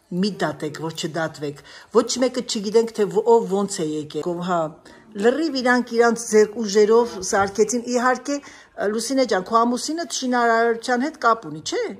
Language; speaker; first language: Armenian; native; Armenian